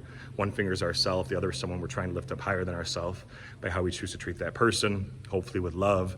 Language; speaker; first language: English; native; English